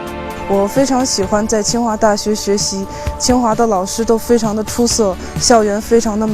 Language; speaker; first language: Chinese; non-native, learner; Bangla